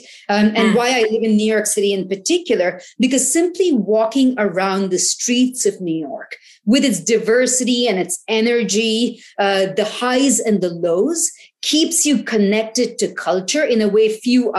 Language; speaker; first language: English; non-native, local second language; Tamil